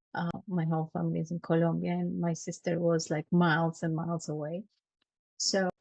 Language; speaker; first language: English; non-native, fluent; Spanish